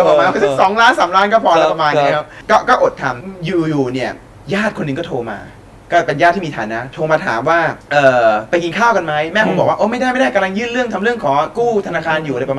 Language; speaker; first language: Thai; native; Thai